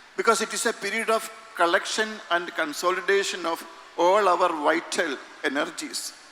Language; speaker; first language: English; non-native, local second language; Malayalam